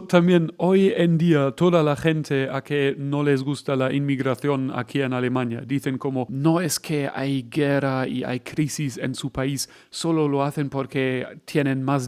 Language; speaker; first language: Spanish; non-native, fluent; German